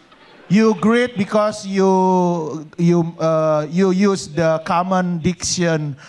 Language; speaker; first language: English; non-native, learner; Indonesian